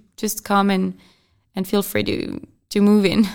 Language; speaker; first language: English; non-native, fluent; French